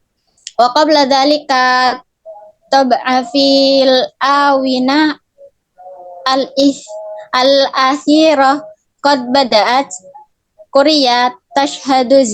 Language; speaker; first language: Arabic; non-native, learner; Indonesian